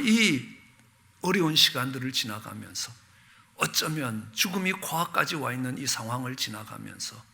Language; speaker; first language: Korean; native; Korean